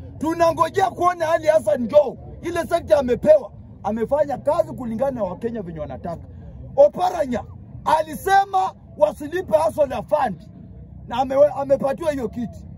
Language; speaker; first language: Swahili; non-native, local second language; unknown